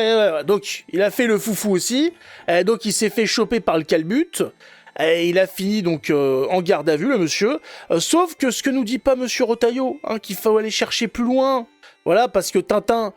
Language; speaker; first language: French; native; French